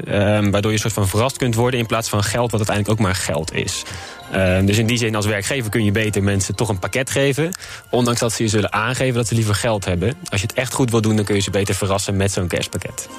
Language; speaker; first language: Dutch; native; Dutch